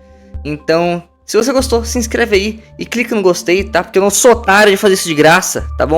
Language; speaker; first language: Portuguese; native; Portuguese